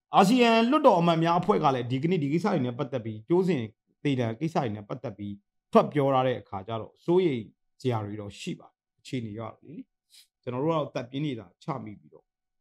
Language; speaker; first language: Burmese; non-native, local second language; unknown